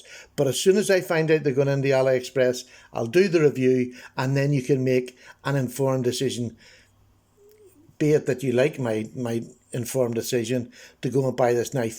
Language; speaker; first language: English; native; English